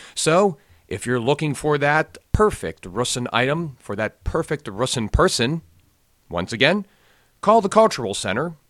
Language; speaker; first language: English; native; English